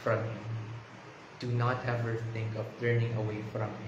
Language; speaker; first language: English; non-native, local second language; Filipino